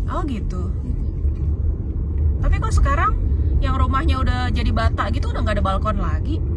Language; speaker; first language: Indonesian; native; Indonesian